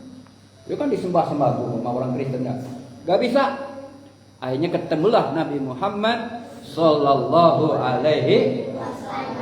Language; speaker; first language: Indonesian; non-native, local second language; Sundanese